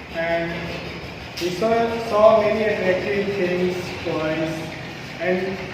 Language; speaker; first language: English; non-native, local second language; Hindi